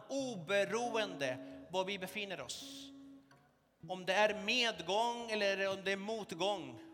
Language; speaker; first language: Swedish; non-native, fluent; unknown